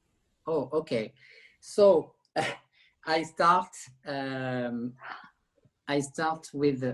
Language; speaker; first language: English; non-native, learner; French